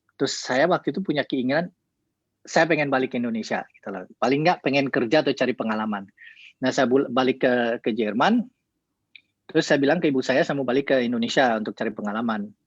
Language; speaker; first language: Indonesian; early bilingual, heritage; Indonesian